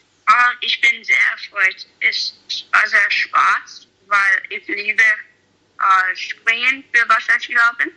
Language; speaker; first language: German; non-native, learner; English